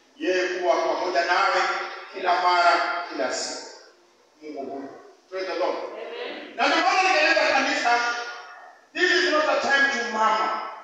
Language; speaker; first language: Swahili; non-native, local second language; Luo (Kenya and Tanzania)